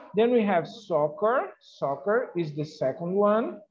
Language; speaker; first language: English; non-native, fluent; Portuguese